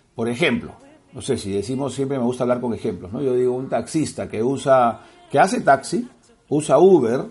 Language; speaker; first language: Spanish; native; Spanish